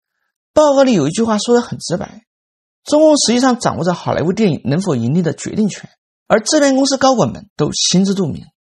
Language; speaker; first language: Chinese; native; Chinese